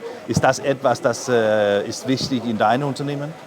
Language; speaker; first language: German; non-native, learner; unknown